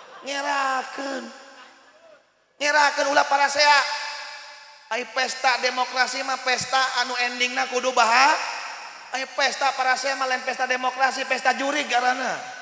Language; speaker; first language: Malay; non-native, local second language; Sundanese